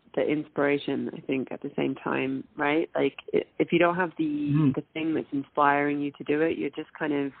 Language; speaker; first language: English; native; English